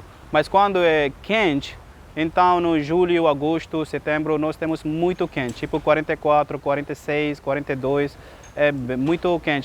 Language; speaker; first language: Portuguese; non-native, learner; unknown